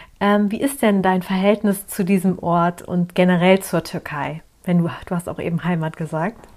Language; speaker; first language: German; early bilingual, other home language; Turkish